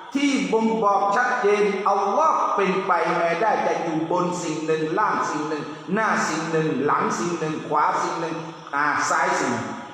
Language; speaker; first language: Thai; non-native, local second language; Pattani Malay